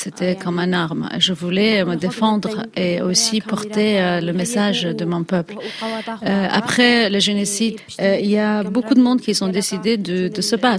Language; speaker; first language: French; non-native, fluent; Kurdish